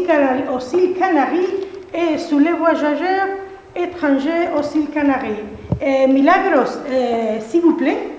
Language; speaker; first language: French; non-native, fluent; Spanish